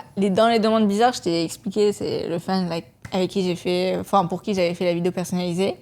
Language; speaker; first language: French; early bilingual, other home language; Persian